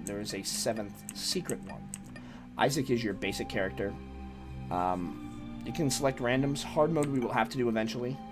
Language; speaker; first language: English; native; English